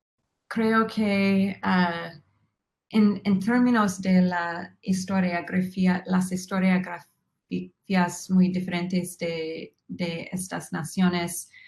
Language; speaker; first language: Spanish; non-native, fluent; English